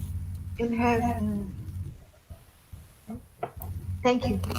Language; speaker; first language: English; non-native, learner; Portuguese